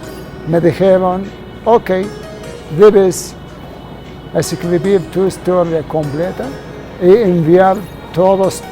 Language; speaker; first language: Spanish; non-native, fluent; Arabic